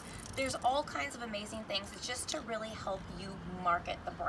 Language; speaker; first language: English; native; English